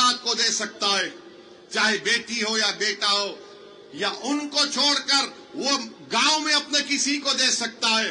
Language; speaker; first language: Urdu; native; Urdu